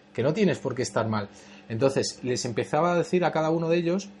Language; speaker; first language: Spanish; native; Spanish